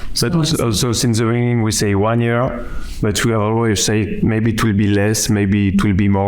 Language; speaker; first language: English; non-native, fluent; French